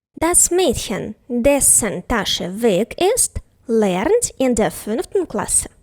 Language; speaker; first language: German; non-native, fluent; Ukrainian